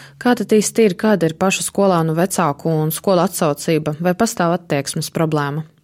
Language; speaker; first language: Latvian; native; Latvian